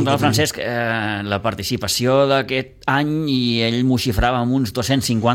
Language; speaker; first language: Catalan; native; Catalan